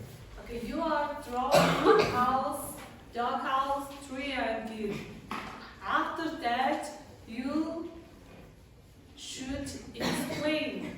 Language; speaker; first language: English; non-native, fluent; Mongolian